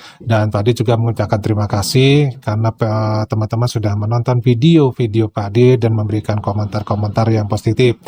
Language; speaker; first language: Indonesian; native; Indonesian